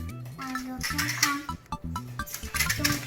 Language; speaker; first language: Korean; native; Korean